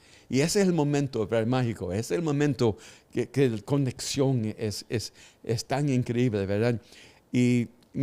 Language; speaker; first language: Spanish; early bilingual, heritage; Spanish